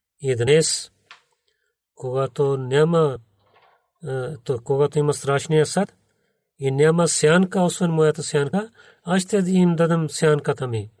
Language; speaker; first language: Bulgarian; non-native, learner; Urdu